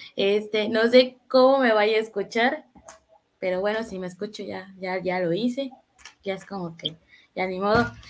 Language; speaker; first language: Spanish; native; Spanish